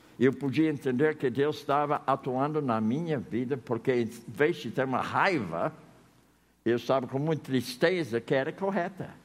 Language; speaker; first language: Portuguese; non-native, fluent; English